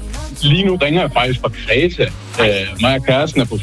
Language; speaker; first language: Danish; native; Danish